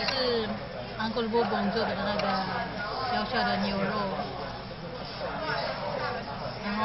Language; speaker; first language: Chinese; non-native, fluent; Filipino